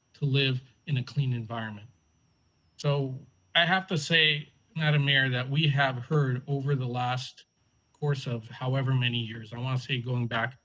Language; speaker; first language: English; native; English